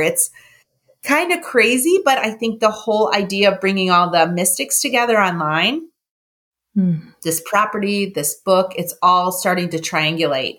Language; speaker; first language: English; native; English